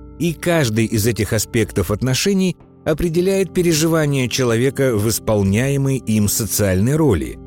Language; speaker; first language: Russian; native; Russian